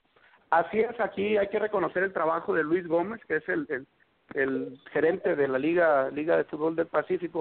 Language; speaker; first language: Spanish; native; Spanish